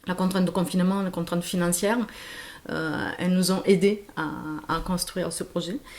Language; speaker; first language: French; non-native, fluent; Portuguese